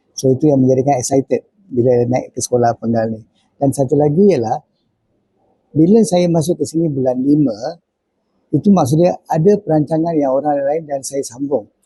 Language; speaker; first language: Malay; non-native, local second language; Tamil